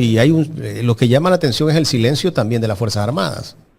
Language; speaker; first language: Spanish; native; Spanish